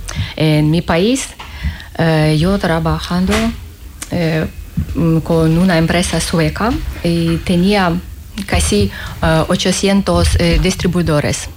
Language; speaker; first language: Spanish; non-native, learner; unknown